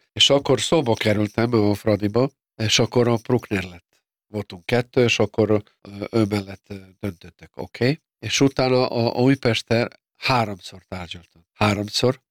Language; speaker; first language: Hungarian; non-native, fluent; Serbian